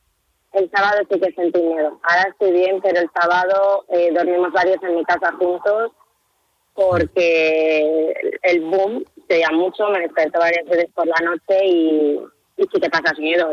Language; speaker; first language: Spanish; native; Spanish